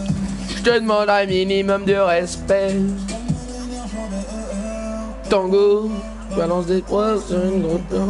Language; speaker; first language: French; native; French